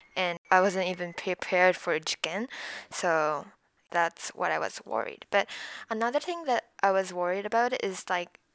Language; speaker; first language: English; non-native, fluent; Japanese